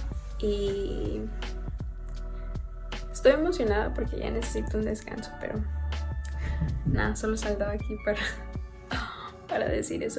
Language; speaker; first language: Spanish; early bilingual, heritage; Spanish